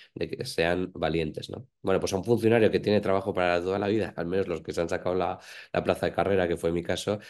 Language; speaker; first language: Spanish; native; Spanish